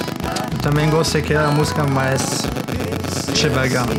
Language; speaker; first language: Portuguese; non-native, fluent; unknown